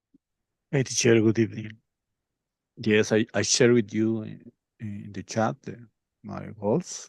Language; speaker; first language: English; non-native, learner; Spanish